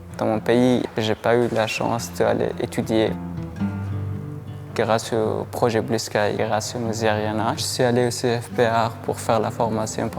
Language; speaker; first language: French; non-native, learner; Persian